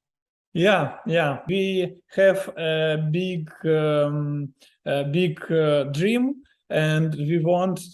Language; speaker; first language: English; non-native, learner; Ukrainian